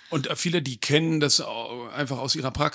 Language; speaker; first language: German; native; German